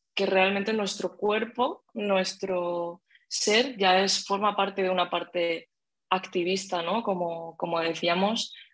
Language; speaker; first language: Spanish; native; Spanish